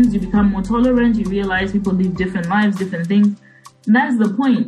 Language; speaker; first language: English; non-native, local second language; Bemba